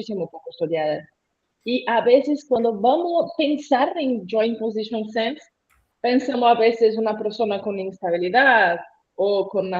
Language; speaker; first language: Spanish; non-native, learner; Portuguese